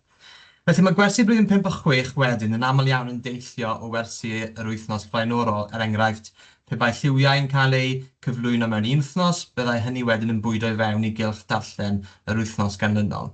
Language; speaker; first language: Welsh; native; Welsh